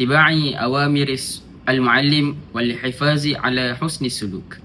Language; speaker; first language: Arabic; non-native, learner; Malay